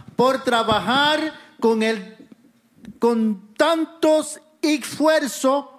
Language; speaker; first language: Spanish; early bilingual, other home language; Haitian Creole